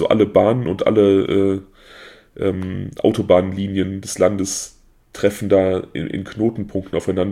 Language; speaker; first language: German; native; German